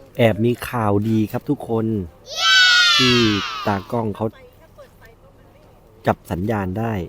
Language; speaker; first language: Thai; native; Thai